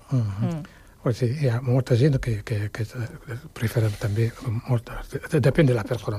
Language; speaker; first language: Catalan; non-native, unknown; Wolof